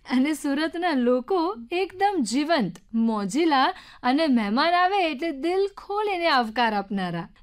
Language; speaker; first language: Gujarati; native; Gujarati